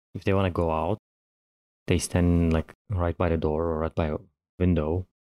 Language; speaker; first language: English; non-native, fluent; Turkish